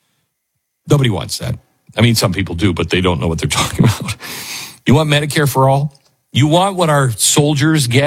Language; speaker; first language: English; native; English